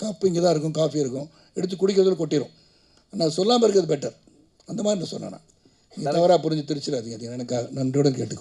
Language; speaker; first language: Tamil; native; Tamil